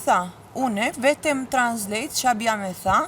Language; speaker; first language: Albanian; non-native, learner; English